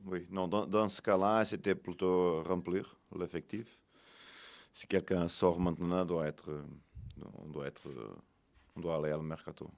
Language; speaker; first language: French; non-native, fluent; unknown